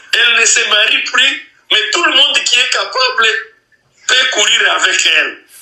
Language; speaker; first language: French; non-native, local second language; Nande